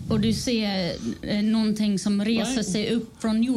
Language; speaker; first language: Swedish; non-native, fluent; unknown